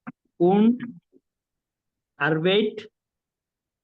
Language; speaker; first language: German; non-native, learner; Bangla